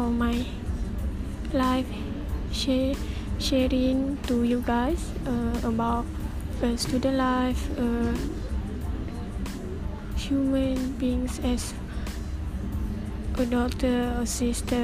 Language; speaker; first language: English; non-native, local second language; Malay